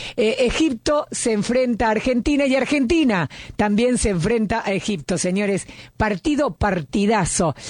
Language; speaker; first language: Spanish; native; Spanish